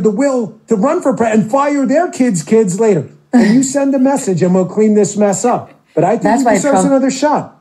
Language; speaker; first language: English; native; English